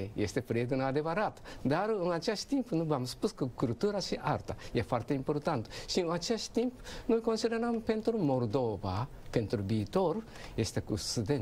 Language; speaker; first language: Romanian; non-native, learner; Japanese